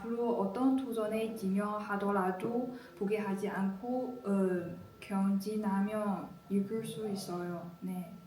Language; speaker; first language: Korean; non-native, learner; Chinese